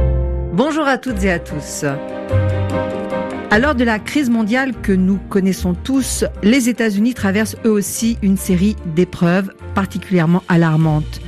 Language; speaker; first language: French; native; French